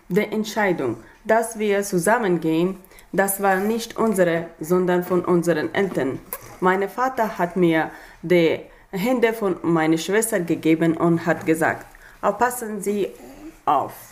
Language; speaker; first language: German; non-native, learner; Persian